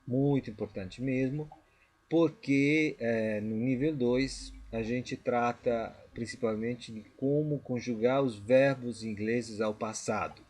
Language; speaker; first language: Portuguese; non-native, fluent; Italian